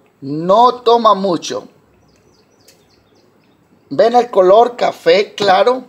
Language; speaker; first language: Spanish; early bilingual, heritage; Spanish